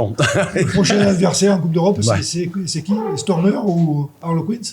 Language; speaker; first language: French; native; French